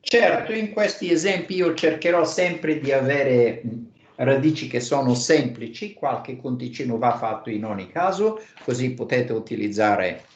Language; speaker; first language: Italian; non-native, fluent; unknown